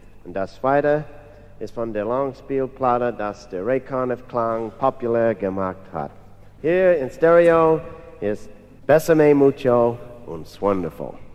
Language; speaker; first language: German; non-native, learner; English